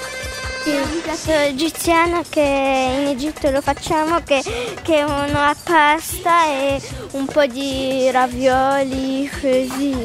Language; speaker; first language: Italian; early bilingual, other home language; Arabic